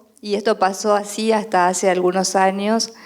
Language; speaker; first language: Spanish; native; Spanish